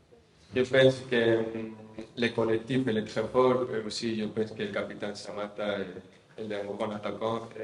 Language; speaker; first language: French; non-native, fluent; Spanish